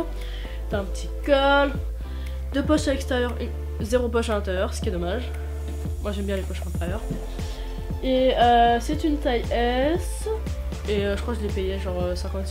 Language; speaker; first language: French; native; French